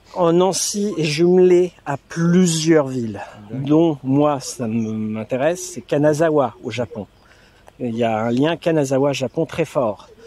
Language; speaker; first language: French; native; French